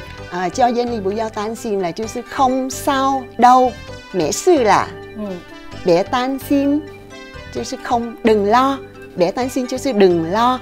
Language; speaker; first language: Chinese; non-native, local second language; Vietnamese